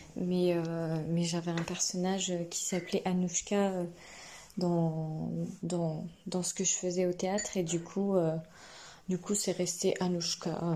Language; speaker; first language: French; native; French